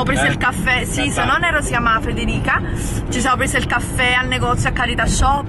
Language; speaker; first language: Italian; native; Italian